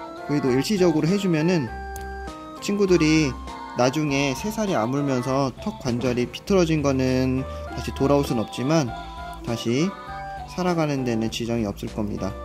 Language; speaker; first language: Korean; native; Korean